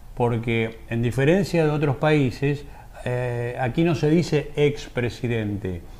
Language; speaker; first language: Spanish; native; Spanish